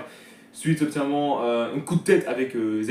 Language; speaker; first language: French; native; French